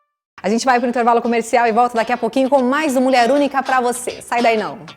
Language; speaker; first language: Portuguese; native; Portuguese